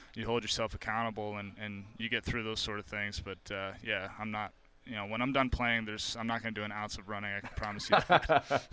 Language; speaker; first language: English; native; English